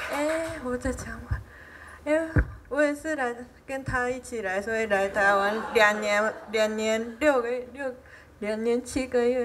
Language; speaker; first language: Chinese; non-native, fluent; Japanese